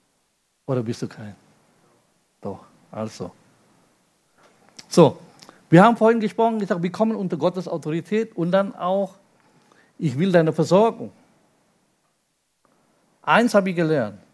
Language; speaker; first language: German; non-native, fluent; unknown